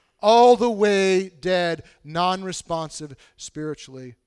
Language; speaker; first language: English; native; English